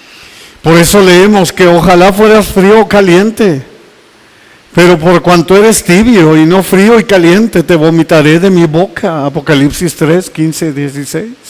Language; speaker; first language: Spanish; native; Spanish